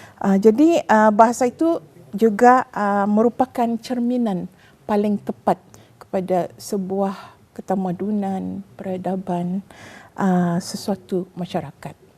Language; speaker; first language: Malay; native; Malay